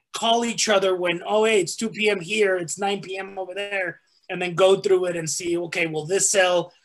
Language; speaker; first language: English; early bilingual, other home language; Spanish